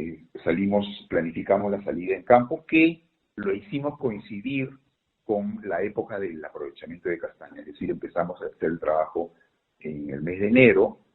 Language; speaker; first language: Spanish; native; Spanish